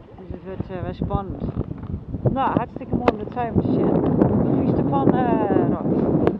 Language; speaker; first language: Dutch; non-native, local second language; Western Frisian